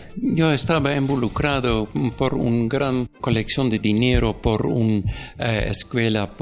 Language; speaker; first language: Spanish; non-native, learner; Dutch